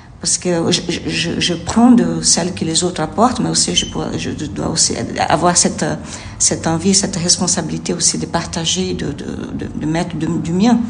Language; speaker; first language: French; non-native, fluent; Portuguese